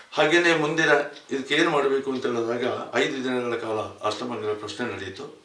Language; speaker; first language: Kannada; native; Kannada